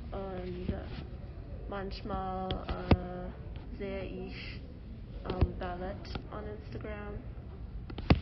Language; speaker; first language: German; non-native, learner; English